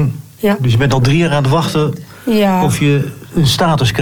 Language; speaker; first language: Dutch; native; Dutch